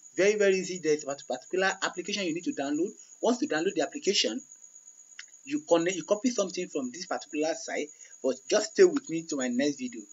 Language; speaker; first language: English; non-native, local second language; Yoruba